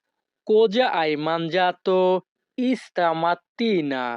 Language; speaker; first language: Italian; non-native, fluent; Bangla